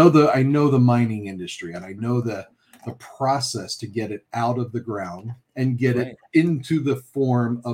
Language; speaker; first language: English; native; English